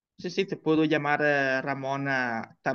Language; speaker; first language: Spanish; non-native, learner; Italian